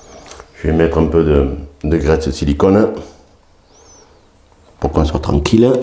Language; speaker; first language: French; native; French